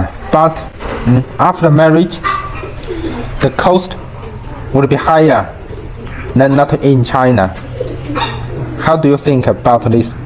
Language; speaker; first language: English; non-native, fluent; Chinese